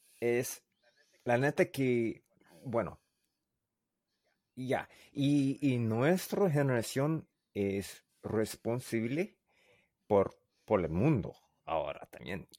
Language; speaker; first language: Spanish; non-native, learner; English